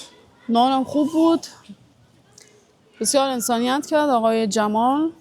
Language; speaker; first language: Persian; native; Persian